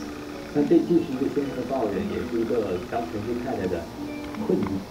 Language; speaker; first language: Chinese; native; Chinese